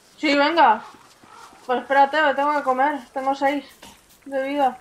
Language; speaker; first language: Spanish; native; Spanish